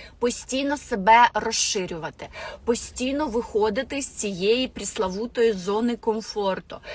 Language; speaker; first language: Ukrainian; non-native, local second language; Russian